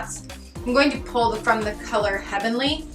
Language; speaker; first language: English; native; English